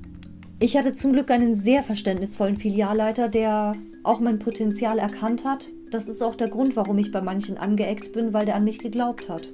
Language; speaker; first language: German; native; German